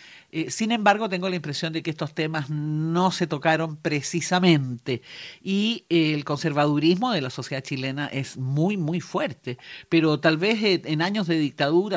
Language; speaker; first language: Spanish; native; Spanish